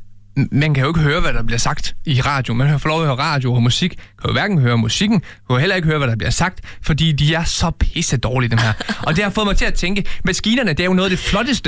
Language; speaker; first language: Danish; native; Danish